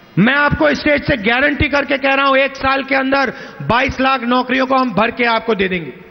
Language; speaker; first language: Hindi; native; Hindi